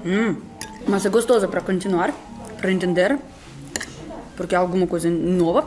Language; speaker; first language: Portuguese; non-native, fluent; Russian